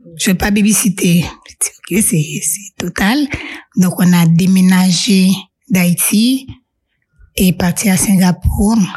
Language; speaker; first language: French; non-native, local second language; Haitian Creole